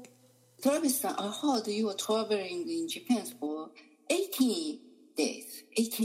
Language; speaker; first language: English; non-native, learner; Japanese